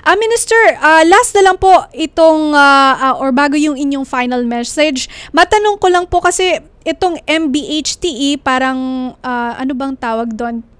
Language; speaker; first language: Filipino; non-native, local second language; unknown